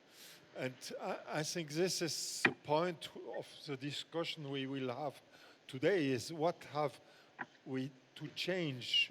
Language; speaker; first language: English; non-native, fluent; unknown